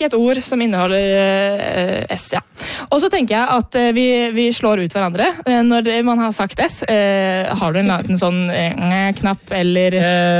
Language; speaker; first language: Norwegian; native; Norwegian